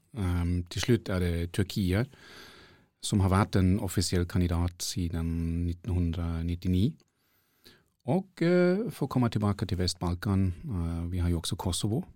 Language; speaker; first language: Norwegian; non-native, fluent; German